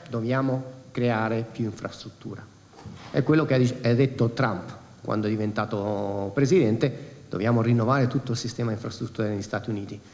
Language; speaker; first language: Italian; non-native, fluent; Spanish